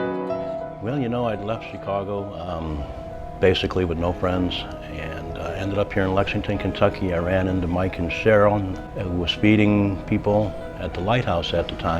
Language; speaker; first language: English; native; English